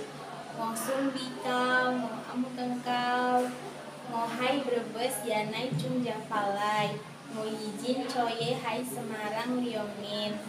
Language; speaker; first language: Cantonese; non-native, learner; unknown